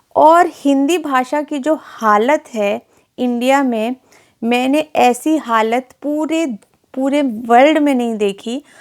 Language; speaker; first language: Hindi; native; Hindi